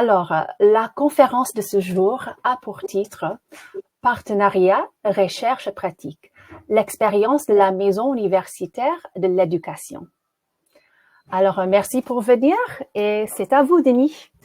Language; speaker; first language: French; non-native, fluent; English